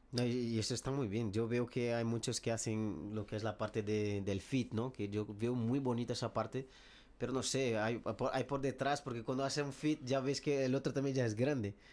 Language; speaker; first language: Spanish; non-native, fluent; Portuguese